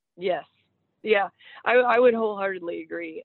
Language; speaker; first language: English; native; English